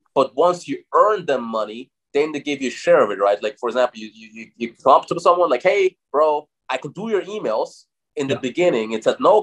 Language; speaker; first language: English; non-native, fluent; German